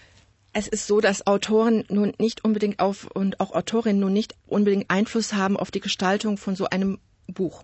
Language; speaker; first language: German; native; German